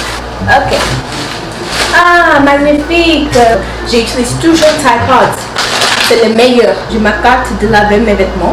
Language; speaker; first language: French; non-native, learner; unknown